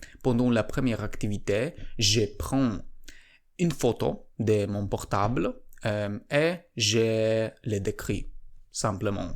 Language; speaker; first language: French; non-native, learner; Polish